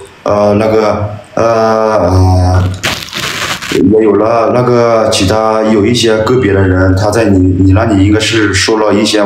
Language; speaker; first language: Chinese; non-native, local second language; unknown